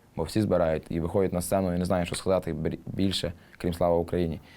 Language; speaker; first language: Ukrainian; native; Ukrainian